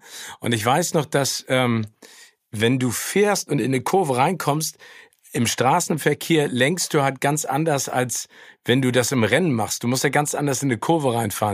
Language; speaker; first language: German; native; German